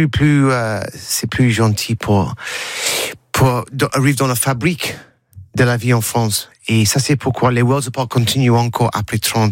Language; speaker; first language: French; non-native, learner; English